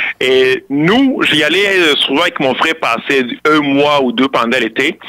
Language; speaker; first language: French; non-native, local second language; Kinyarwanda